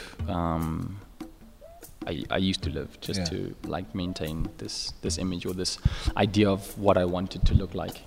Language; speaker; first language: English; native; English